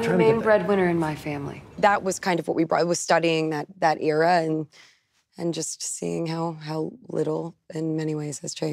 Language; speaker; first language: English; native; English